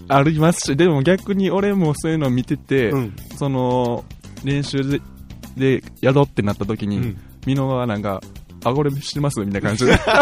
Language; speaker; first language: Japanese; native; Japanese